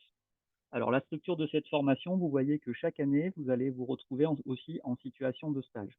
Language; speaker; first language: French; native; French